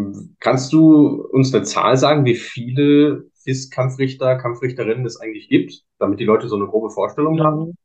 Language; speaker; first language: German; native; German